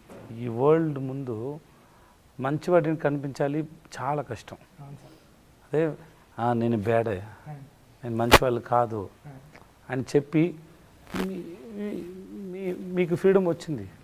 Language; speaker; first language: Telugu; non-native, learner; Tamil